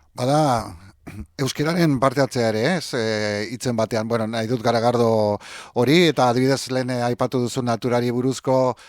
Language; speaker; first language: Basque; native; Basque